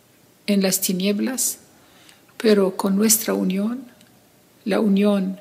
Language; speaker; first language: Spanish; non-native, fluent; Arabic